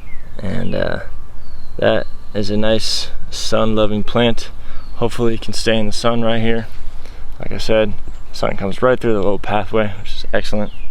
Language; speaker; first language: English; native; English